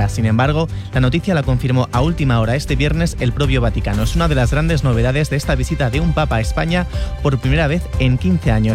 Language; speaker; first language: Spanish; native; Spanish